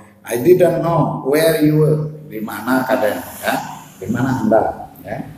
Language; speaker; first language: English; non-native, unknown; Balinese